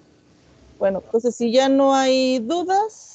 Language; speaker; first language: Spanish; native; Spanish